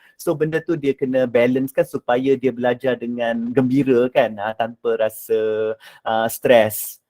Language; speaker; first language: Malay; native; Malay